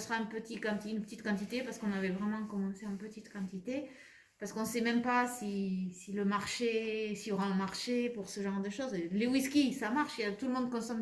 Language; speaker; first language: French; native; French